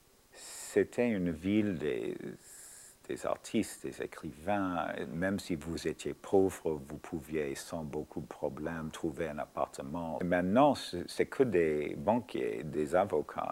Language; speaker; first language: French; non-native, fluent; English